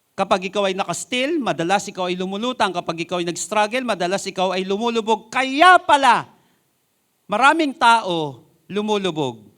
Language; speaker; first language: Filipino; non-native, local second language; Iloko